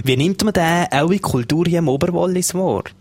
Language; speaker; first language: German; native; German